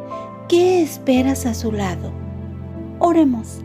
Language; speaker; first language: Spanish; native; Spanish